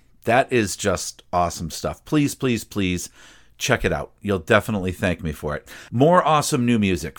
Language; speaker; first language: English; native; English